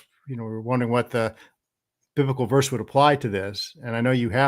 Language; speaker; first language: English; native; English